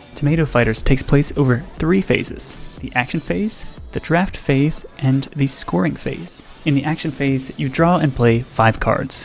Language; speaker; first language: English; native; English